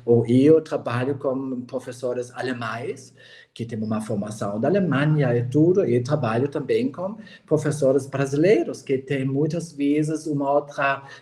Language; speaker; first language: Portuguese; non-native, fluent; German